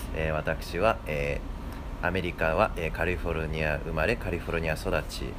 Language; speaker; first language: Japanese; early bilingual, heritage; English